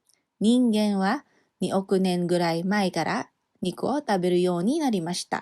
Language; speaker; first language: Japanese; non-native, fluent; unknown